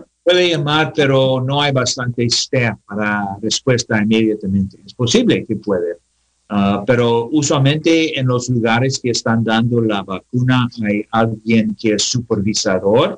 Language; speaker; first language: Spanish; non-native, learner; English